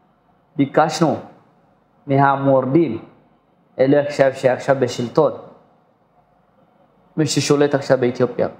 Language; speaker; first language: Hebrew; non-native, fluent; Amharic